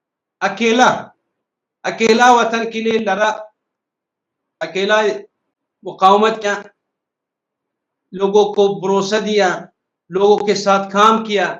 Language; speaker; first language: Hindi; non-native, fluent; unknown